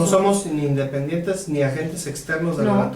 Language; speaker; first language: Spanish; native; Spanish